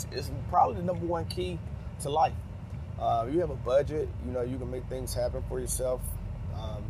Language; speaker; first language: English; native; English